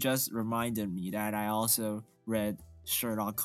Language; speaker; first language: English; non-native, fluent; Chinese